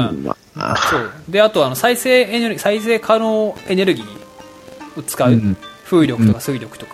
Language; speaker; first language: Japanese; native; Japanese